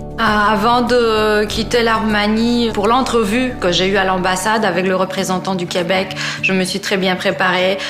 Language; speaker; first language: French; non-native, fluent; Romanian